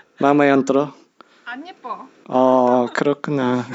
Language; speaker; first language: Korean; non-native, learner; English